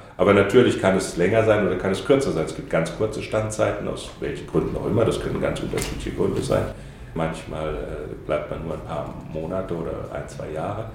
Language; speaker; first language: German; native; German